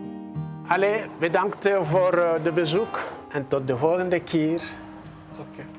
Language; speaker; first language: Dutch; non-native, fluent; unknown